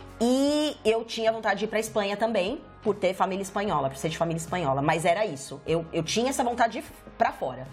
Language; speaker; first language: Portuguese; native; Portuguese